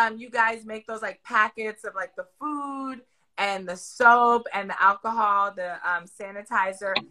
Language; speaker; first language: English; native; English